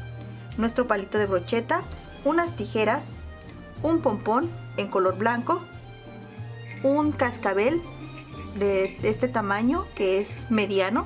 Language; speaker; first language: Spanish; native; Spanish